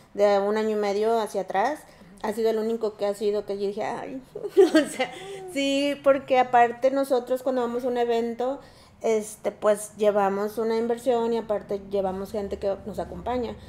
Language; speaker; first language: Spanish; native; Spanish